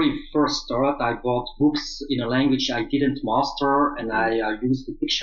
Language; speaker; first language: English; non-native, fluent; Dutch